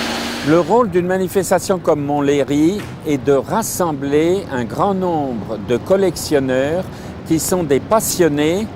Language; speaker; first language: French; native; French